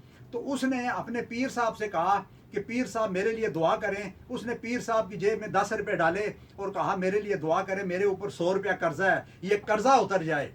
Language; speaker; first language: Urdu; non-native, local second language; Punjabi